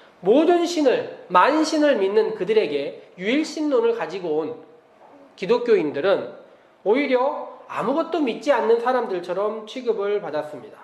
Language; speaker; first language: Korean; native; Korean